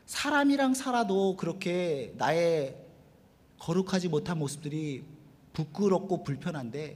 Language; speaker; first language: Korean; native; Korean